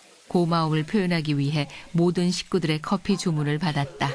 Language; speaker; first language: Korean; native; Korean